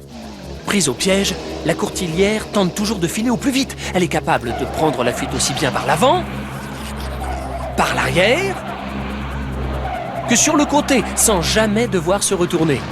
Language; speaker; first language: French; native; French